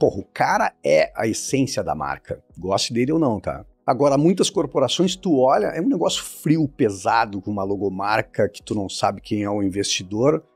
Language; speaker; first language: Portuguese; native; Portuguese